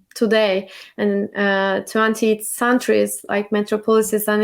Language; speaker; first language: English; non-native, learner; Turkish